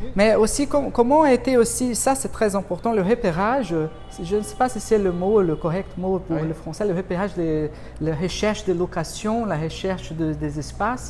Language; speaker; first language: French; non-native, fluent; Portuguese